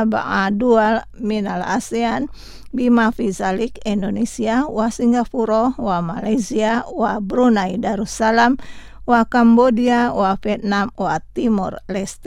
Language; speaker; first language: Arabic; non-native, fluent; Indonesian